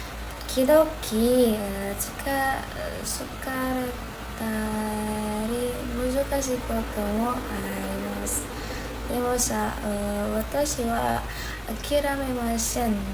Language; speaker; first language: Japanese; non-native, learner; Indonesian